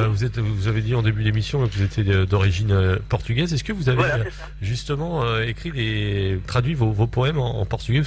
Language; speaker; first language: French; native; French